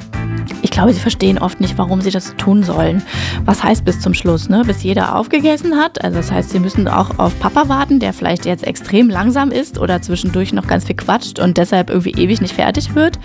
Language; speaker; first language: German; native; German